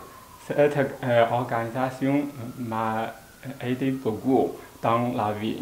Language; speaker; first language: French; non-native, learner; Chinese